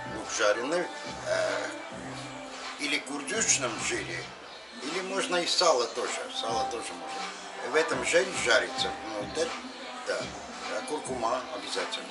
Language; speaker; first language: Russian; non-native, local second language; Azerbaijani